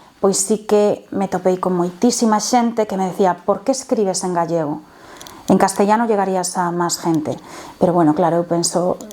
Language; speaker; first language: Galician; non-native, local second language; Spanish